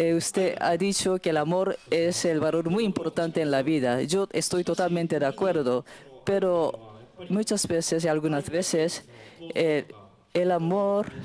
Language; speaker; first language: Spanish; non-native, fluent; Japanese